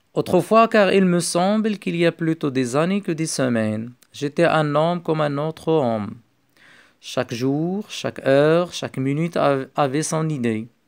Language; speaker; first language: French; non-native, local second language; Arabic